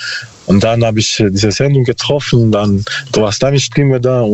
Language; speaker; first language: German; non-native, learner; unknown